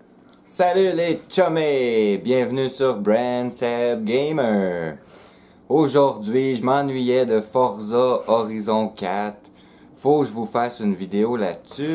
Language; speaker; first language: French; native; French